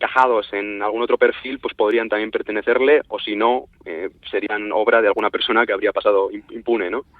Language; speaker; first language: Spanish; native; Spanish